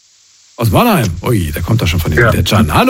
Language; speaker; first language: German; native; German